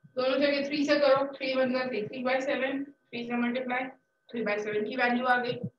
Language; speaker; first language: Hindi; native; Hindi